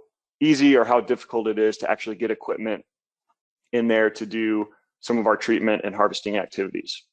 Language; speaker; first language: English; native; English